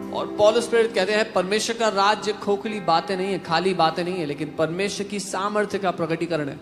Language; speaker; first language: Hindi; native; Hindi